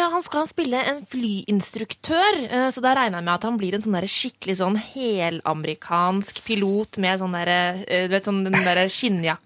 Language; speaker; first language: Norwegian; native; Norwegian